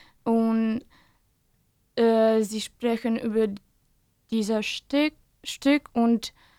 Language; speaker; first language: German; non-native, fluent; Czech